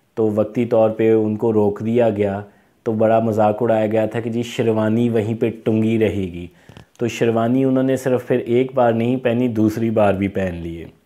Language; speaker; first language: Urdu; non-native, local second language; Punjabi